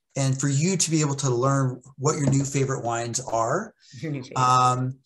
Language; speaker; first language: English; native; English